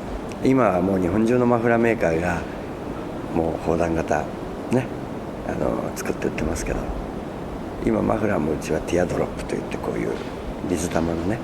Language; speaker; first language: Japanese; native; Japanese